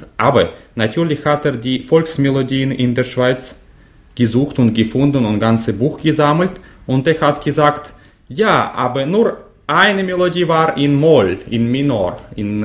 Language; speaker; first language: German; non-native, fluent; Russian